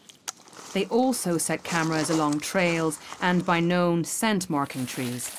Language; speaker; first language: English; native; English